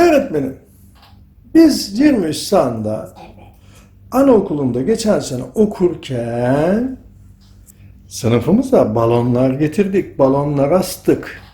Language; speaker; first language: Turkish; early bilingual, heritage; Turkish